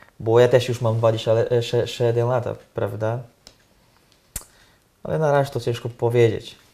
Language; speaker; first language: Polish; non-native, learner; Portuguese